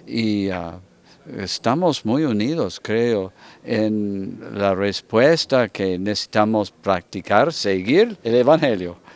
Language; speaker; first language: Spanish; non-native, fluent; English